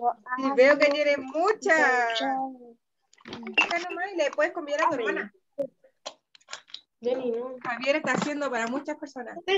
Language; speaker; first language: Spanish; native; Spanish